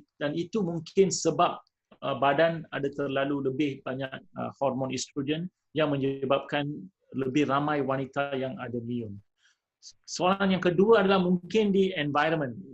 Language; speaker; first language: Malay; non-native, local second language; Tamil